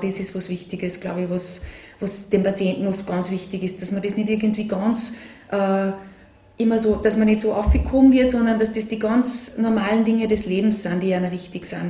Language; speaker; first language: German; native; German